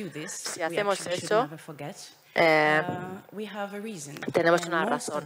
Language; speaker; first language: Spanish; non-native, fluent; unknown